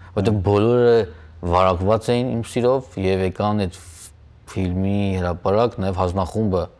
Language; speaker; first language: Armenian; native; Armenian